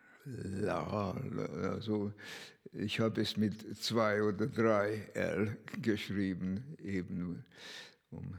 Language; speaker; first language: German; non-native, fluent; Hungarian